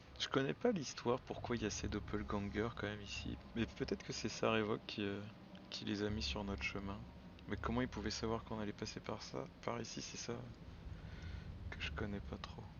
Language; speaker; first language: French; native; French